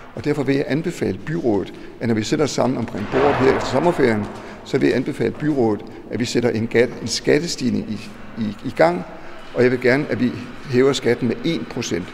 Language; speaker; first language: Danish; native; Danish